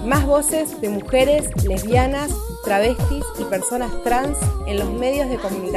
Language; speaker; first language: Spanish; native; Spanish